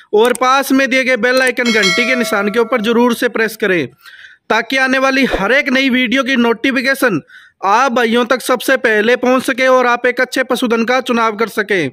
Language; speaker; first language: Hindi; native; Hindi